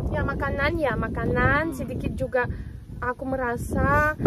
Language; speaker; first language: Indonesian; non-native, fluent; Russian